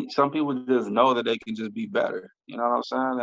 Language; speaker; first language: English; native; English